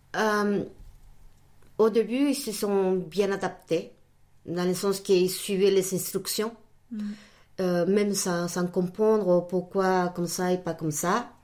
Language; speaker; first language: French; non-native, fluent; Spanish